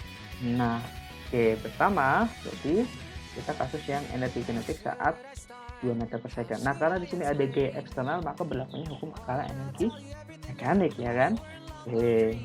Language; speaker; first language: Indonesian; native; Indonesian